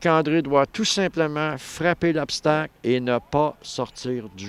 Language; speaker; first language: French; native; French